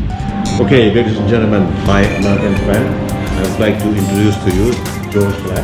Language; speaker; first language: English; non-native, fluent; Khmer